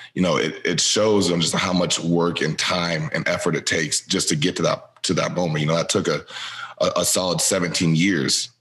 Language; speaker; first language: English; native; English